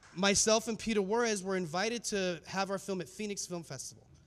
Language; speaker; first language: English; native; English